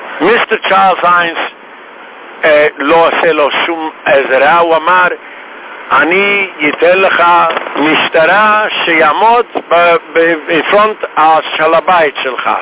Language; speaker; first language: Hebrew; non-native, fluent; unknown